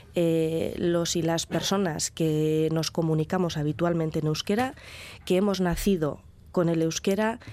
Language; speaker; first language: Spanish; non-native, local second language; Basque